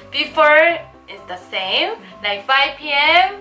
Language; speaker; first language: English; non-native, learner; Korean